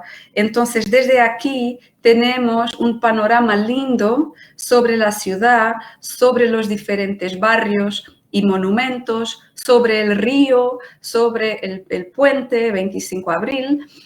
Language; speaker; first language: Spanish; non-native, fluent; Portuguese